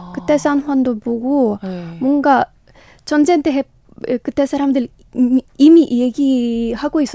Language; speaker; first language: Korean; non-native, learner; Ukrainian